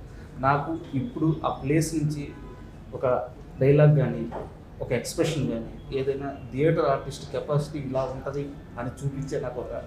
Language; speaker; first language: Telugu; native; Telugu